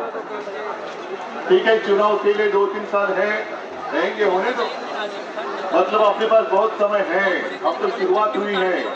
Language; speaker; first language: Hindi; non-native, local second language; Marathi